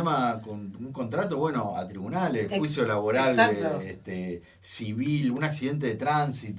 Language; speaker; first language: Spanish; native; Spanish